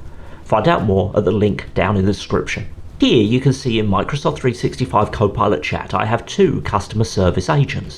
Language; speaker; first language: English; native; English